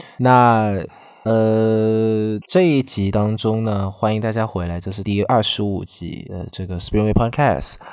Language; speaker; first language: Chinese; non-native, fluent; Vietnamese